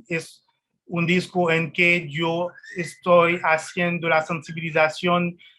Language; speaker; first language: Spanish; non-native, fluent; Haitian Creole